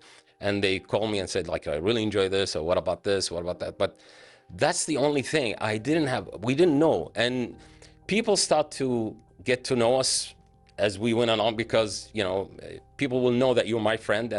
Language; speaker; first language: English; non-native, fluent; Arabic